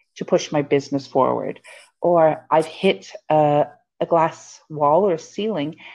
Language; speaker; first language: English; native; English